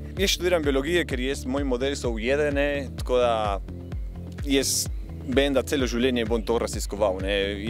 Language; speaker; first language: Slovenian; early bilingual, heritage; Slovenian